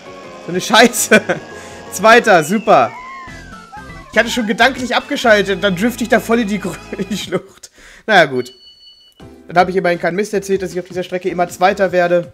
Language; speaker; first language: German; native; German